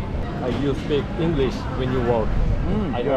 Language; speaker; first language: English; non-native, learner; Korean